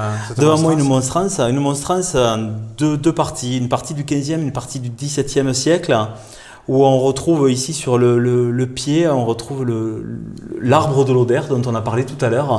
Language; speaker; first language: French; native; French